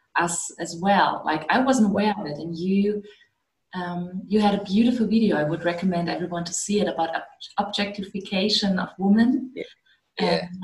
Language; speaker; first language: English; non-native, fluent; German